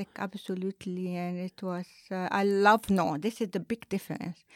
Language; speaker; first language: English; non-native, fluent; Arabic